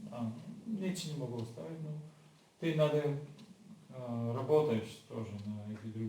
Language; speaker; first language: Russian; non-native, learner; Bulgarian